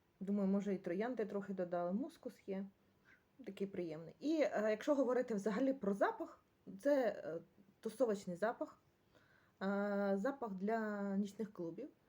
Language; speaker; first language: Ukrainian; native; Ukrainian